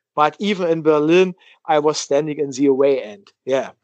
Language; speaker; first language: English; non-native, learner; German